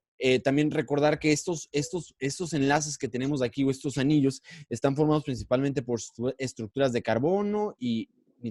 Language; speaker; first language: Spanish; native; Spanish